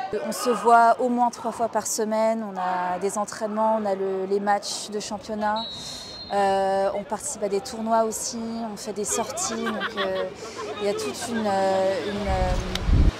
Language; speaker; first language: French; native; French